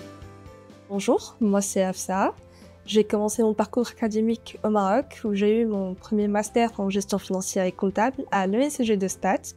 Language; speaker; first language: French; non-native, local second language; Arabic